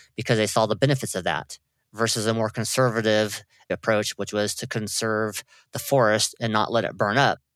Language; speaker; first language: English; native; English